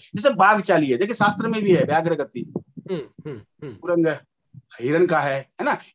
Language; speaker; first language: Hindi; native; Hindi